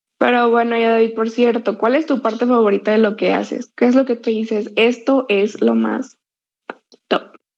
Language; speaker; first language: Spanish; native; Spanish